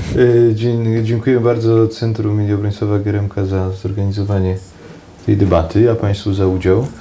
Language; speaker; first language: Polish; native; Polish